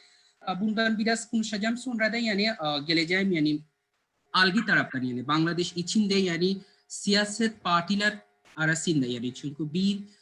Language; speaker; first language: Turkish; non-native, fluent; Bangla